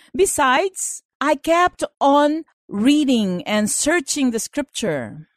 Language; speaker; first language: English; non-native, local second language; Filipino